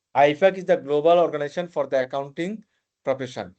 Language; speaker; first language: English; non-native, local second language; Bangla